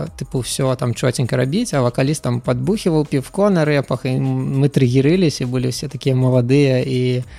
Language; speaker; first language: Belarusian; non-native, local second language; Russian